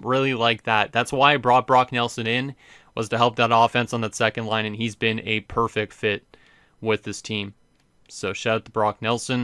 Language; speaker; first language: English; native; English